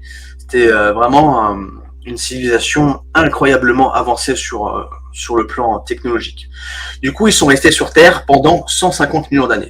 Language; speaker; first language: French; native; French